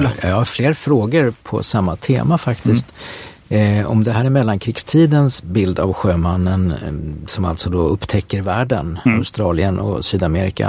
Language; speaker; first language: Swedish; native; Swedish